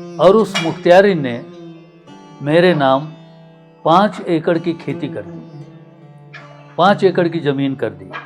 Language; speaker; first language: Hindi; non-native, local second language; Marathi